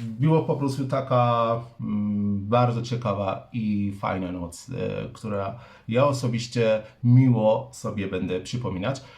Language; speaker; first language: Polish; non-native, fluent; Persian